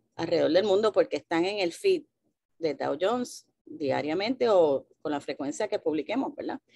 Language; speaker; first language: Spanish; early bilingual, heritage; Spanish